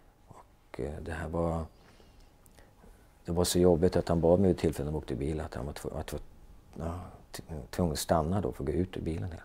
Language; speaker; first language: Swedish; native; Swedish